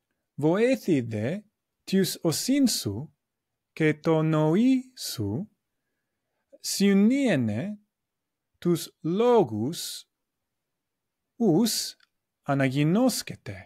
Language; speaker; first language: Greek; non-native, fluent; English